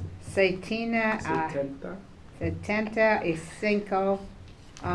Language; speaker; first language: Spanish; non-native, learner; English